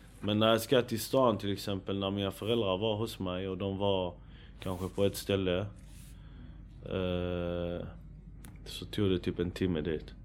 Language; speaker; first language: Swedish; early bilingual, other home language; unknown